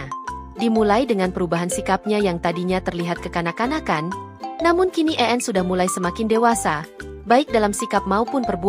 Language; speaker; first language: Indonesian; native; Indonesian